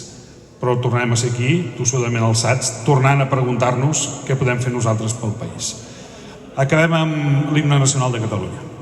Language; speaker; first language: Catalan; native; Catalan